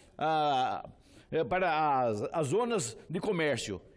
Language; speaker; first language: Portuguese; native; Portuguese